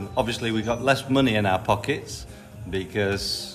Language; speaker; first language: English; native; English